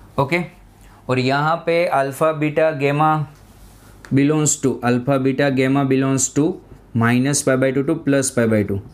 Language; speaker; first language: Hindi; non-native, local second language; Gujarati